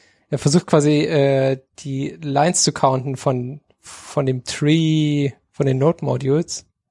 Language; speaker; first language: German; native; German